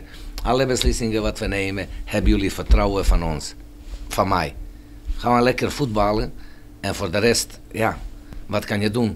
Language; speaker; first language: Dutch; non-native, fluent; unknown